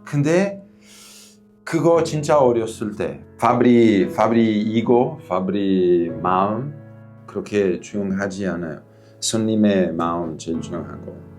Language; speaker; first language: Korean; non-native, learner; Italian